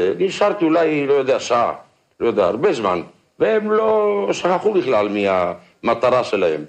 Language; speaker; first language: Hebrew; non-native, fluent; Ladino